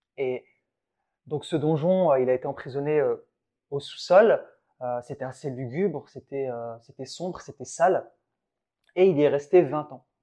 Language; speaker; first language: French; early bilingual, other home language; Arabic